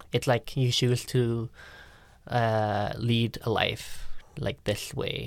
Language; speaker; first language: English; early bilingual, other home language; Thai